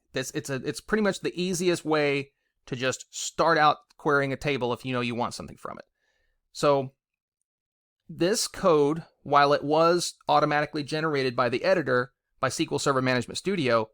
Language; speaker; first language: English; native; English